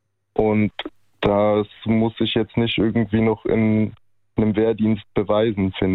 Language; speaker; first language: German; native; German